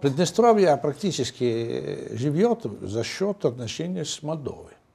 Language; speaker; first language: Russian; non-native, fluent; Italian